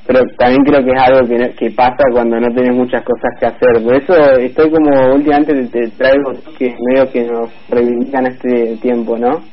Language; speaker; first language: Spanish; native; Spanish